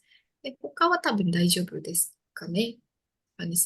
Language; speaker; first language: Japanese; non-native, fluent; Indonesian